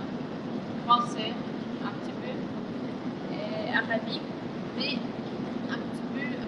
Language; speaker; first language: French; non-native, learner; Russian